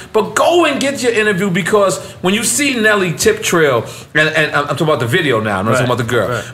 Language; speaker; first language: English; native; English